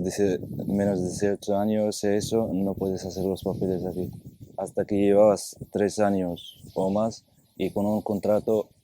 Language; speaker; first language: Spanish; non-native, fluent; Arabic